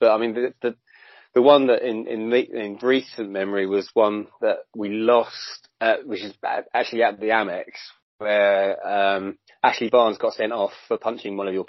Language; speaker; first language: English; native; English